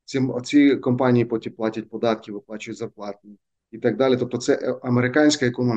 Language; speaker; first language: Ukrainian; native; Ukrainian